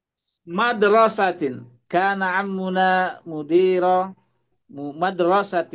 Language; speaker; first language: Arabic; non-native, learner; Indonesian